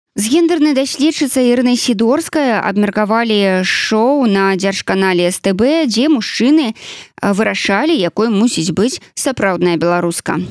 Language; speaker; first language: Belarusian; native; Belarusian